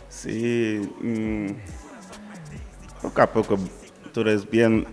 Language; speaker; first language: Spanish; non-native, learner; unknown